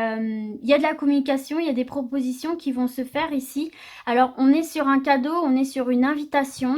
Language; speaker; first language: French; native; French